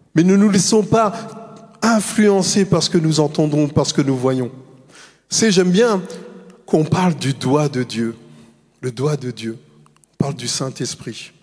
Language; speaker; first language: French; native; French